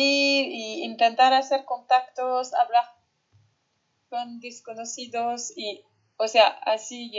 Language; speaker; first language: Spanish; non-native, fluent; French